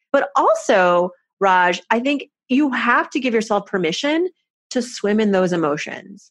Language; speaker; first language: English; early bilingual, other home language; Persian